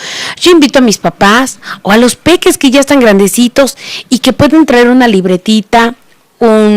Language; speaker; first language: Spanish; native; Spanish